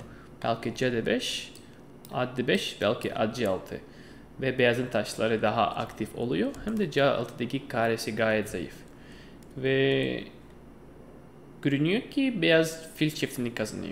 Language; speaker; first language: Turkish; non-native, fluent; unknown